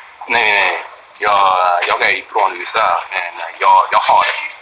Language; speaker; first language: Swedish; non-native, learner; English